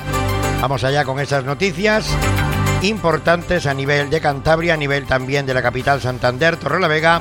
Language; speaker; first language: Spanish; native; Spanish